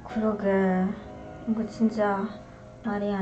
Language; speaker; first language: Korean; non-native, learner; Polish